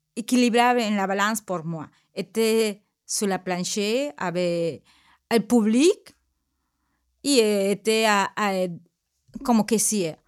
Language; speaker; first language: French; non-native, learner; Spanish